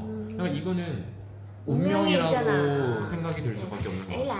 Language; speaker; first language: Korean; native; Korean